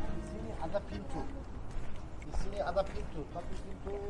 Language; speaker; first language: Indonesian; non-native, learner; Turkish